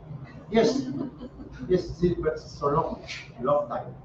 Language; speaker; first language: English; non-native, learner; French